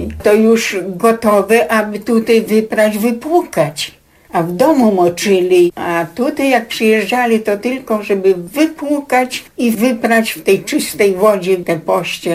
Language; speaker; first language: Polish; native; Polish